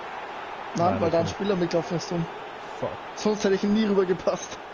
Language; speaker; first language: German; native; German